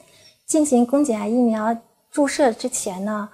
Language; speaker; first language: Chinese; native; Chinese